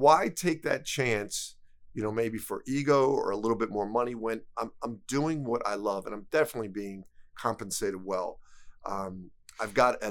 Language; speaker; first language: English; native; English